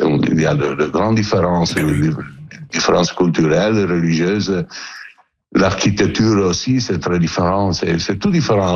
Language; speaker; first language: French; non-native, learner; Italian